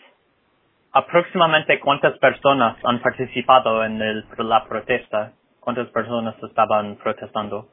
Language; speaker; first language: Spanish; non-native, fluent; English